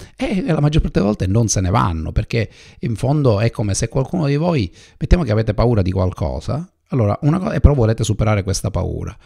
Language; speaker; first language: Italian; native; Italian